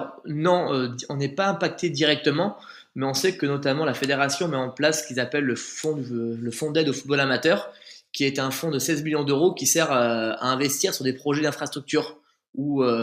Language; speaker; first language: French; native; French